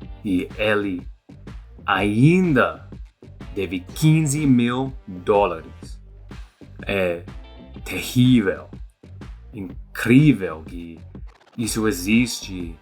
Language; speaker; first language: Portuguese; non-native, fluent; English